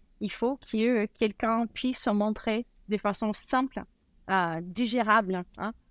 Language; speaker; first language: French; non-native, fluent; Portuguese